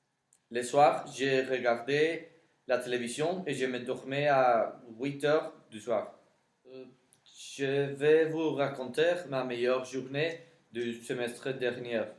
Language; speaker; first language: French; non-native, learner; Spanish